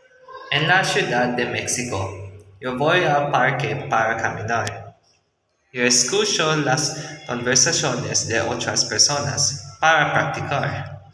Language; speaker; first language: Spanish; non-native, learner; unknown